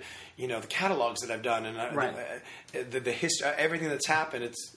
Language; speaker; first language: English; native; English